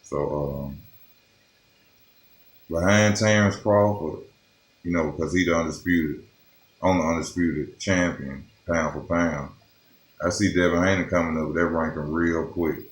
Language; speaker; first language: English; native; English